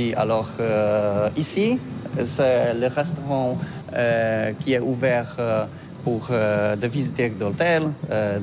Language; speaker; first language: French; non-native, learner; Polish